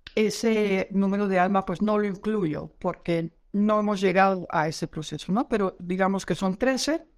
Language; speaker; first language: Spanish; non-native, fluent; Dutch